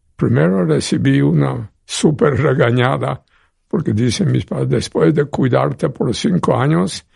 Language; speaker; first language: Spanish; non-native, fluent; Polish